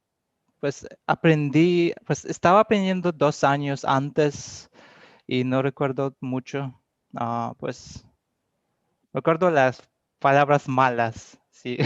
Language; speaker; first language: Spanish; non-native, learner; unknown